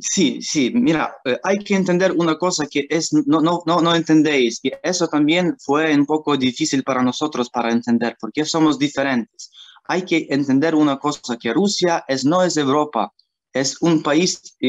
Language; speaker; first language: Spanish; non-native, learner; Ukrainian